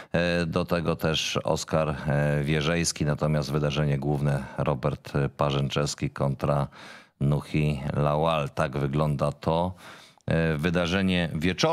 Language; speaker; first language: Polish; native; Polish